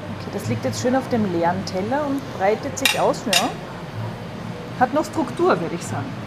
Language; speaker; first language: German; native; German